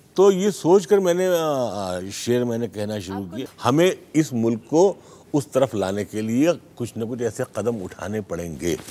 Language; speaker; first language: Hindi; native; Hindi